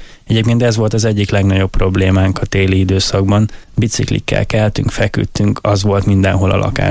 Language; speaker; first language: Hungarian; native; Hungarian